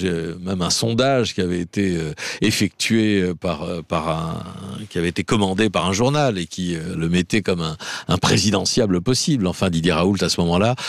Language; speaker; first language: French; native; French